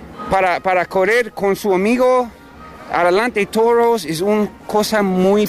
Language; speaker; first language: Spanish; non-native, learner; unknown